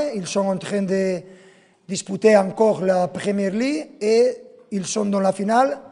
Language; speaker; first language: French; non-native, fluent; Spanish